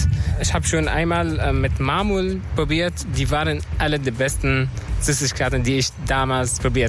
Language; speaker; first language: German; non-native, fluent; Arabic